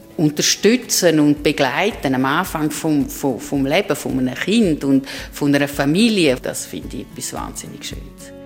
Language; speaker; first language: German; native; German